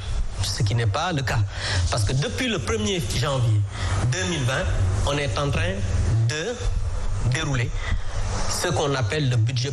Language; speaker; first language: French; non-native, local second language; Wolof